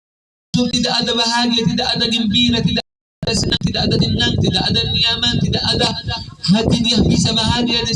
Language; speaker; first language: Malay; non-native, fluent; Arabic